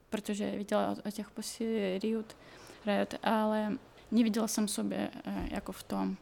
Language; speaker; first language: Czech; non-native, fluent; Russian